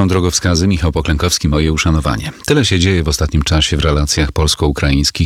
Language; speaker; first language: Polish; native; Polish